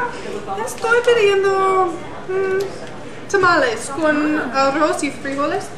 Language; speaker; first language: Spanish; non-native, learner; English